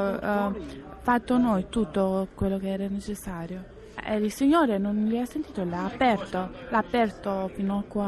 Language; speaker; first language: Italian; non-native, learner; Albanian